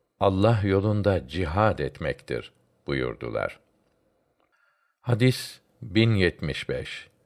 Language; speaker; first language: Turkish; native; Turkish